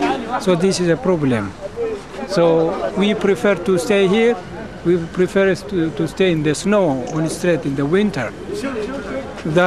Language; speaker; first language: English; non-native, learner; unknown